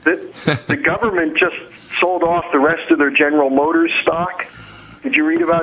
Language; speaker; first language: English; native; English